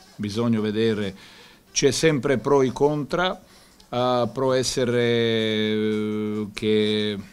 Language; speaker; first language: Italian; non-native, fluent; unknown